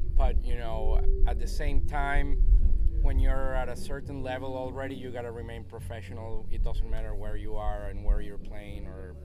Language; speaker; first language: English; non-native, fluent; Spanish